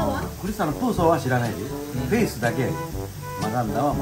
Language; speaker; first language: Japanese; native; Japanese